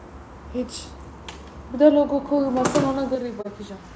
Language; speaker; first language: Turkish; non-native, learner; Arabic